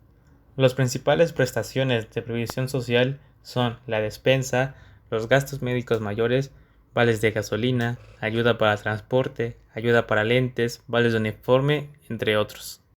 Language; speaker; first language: Spanish; native; Spanish